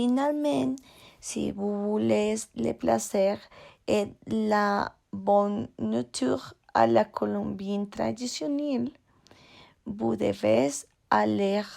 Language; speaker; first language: French; non-native, learner; Spanish